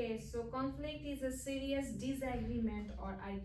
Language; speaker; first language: English; non-native, fluent; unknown